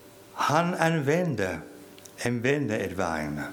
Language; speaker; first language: Swedish; non-native, fluent; English